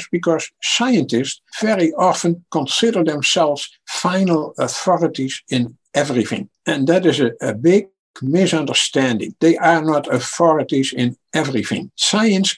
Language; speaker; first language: English; non-native, fluent; Dutch